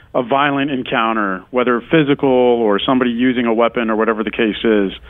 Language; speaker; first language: English; native; English